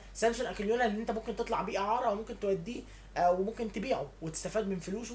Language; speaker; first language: Arabic; native; Arabic